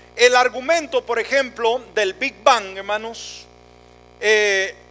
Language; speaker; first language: Spanish; native; Spanish